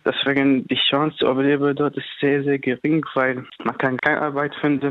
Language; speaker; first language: German; non-native, fluent; Arabic